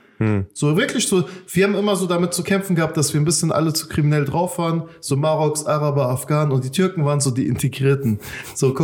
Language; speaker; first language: German; native; German